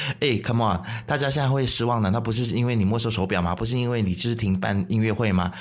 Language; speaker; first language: Chinese; native; Chinese